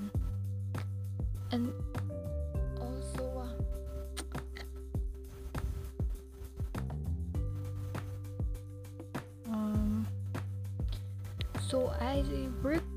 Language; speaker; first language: English; non-native, local second language; Filipino